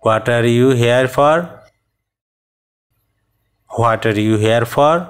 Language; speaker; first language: English; non-native, fluent; Bangla